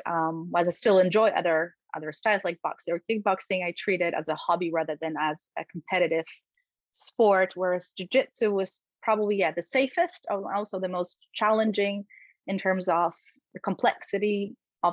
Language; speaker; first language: English; non-native, fluent; Polish